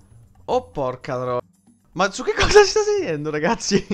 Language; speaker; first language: Italian; native; Italian